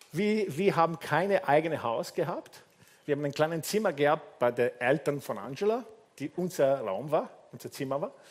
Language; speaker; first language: German; non-native, fluent; Italian